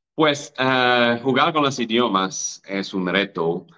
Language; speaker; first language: Spanish; non-native, fluent; English